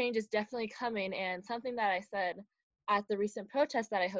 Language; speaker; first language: English; native; English